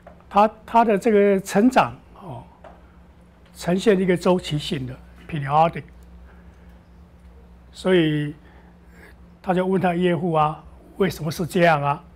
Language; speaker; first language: Chinese; native; Chinese